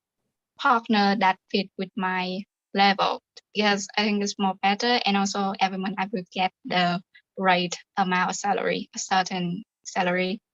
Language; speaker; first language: English; non-native, fluent; Vietnamese